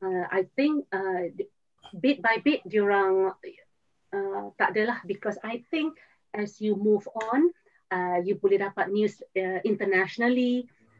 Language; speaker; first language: English; non-native, local second language; Malay